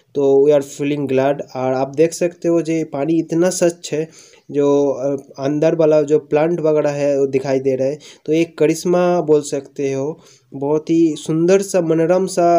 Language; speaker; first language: Hindi; non-native, local second language; Bangla